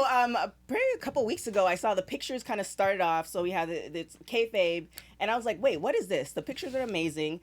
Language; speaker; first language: English; native; English